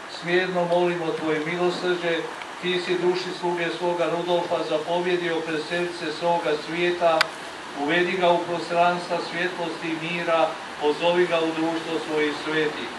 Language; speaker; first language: Croatian; native; Croatian